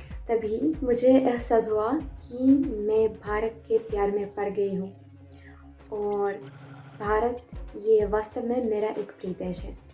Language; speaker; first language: Hindi; non-native, fluent; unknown